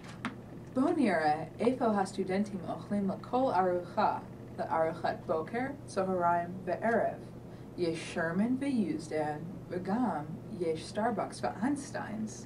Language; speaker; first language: Hebrew; non-native, learner; English